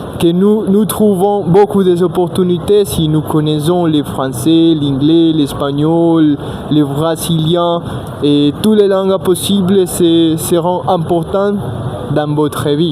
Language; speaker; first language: French; non-native, learner; Spanish